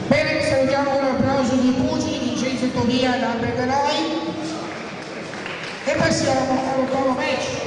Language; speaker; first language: Italian; native; Italian